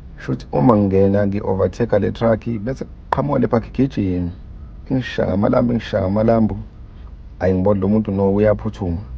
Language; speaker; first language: Zulu; native; Zulu